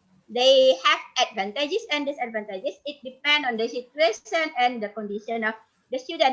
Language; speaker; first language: English; non-native, fluent; Indonesian